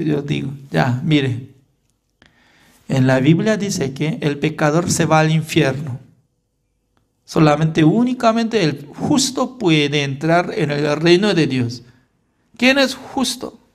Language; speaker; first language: Spanish; non-native, fluent; Korean